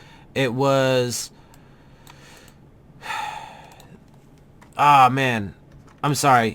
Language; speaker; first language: English; native; English